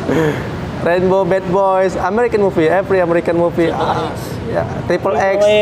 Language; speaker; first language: English; non-native, fluent; Indonesian